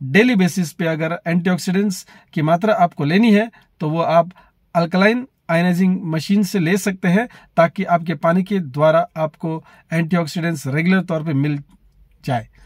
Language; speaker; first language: Hindi; non-native, local second language; Marathi